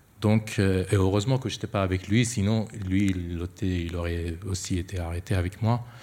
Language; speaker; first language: French; non-native, fluent; Persian